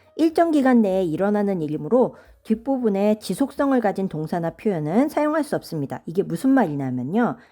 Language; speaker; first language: Korean; native; Korean